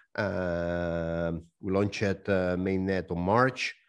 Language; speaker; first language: English; non-native, fluent; Spanish